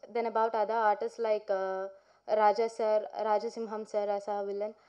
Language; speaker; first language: Tamil; non-native, learner; Malayalam